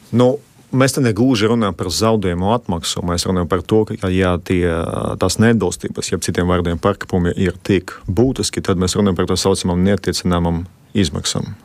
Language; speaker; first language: Latvian; non-native, local second language; Russian